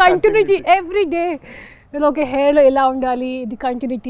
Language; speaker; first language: Telugu; non-native, local second language; Hindi